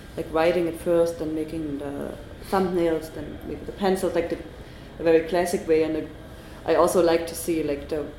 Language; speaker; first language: English; non-native, fluent; German